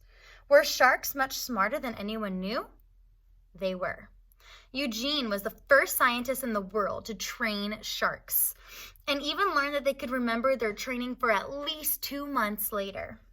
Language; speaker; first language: English; native; English